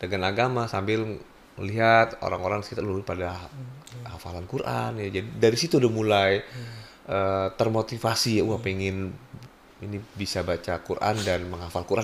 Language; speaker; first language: Indonesian; native; Indonesian